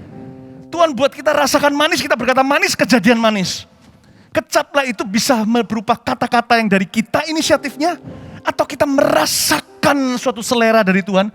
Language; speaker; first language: Indonesian; native; Indonesian